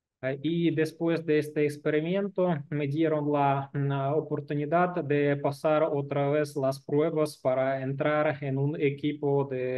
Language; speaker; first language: Spanish; non-native, learner; Russian